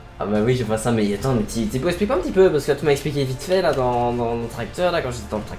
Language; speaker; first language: French; native; French